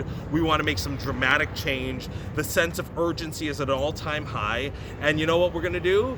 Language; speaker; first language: English; native; English